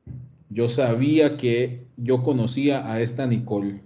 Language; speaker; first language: Spanish; native; Spanish